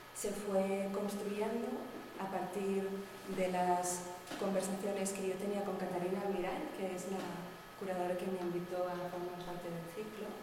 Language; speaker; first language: Spanish; non-native, local second language; Catalan